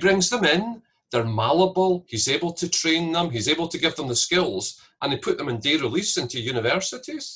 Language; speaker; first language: English; native; English